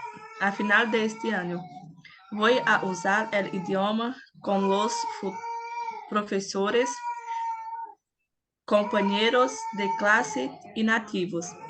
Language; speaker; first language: Spanish; non-native, learner; Portuguese